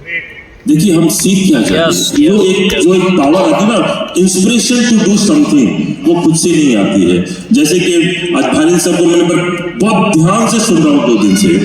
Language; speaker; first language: Hindi; native; Hindi